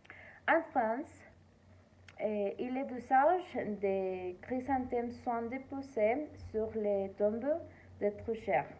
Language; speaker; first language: French; non-native, learner; Spanish